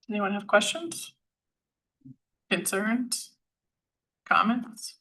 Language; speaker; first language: English; native; English